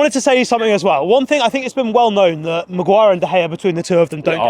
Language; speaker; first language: English; native; English